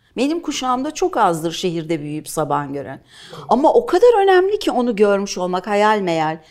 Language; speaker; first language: Turkish; native; Turkish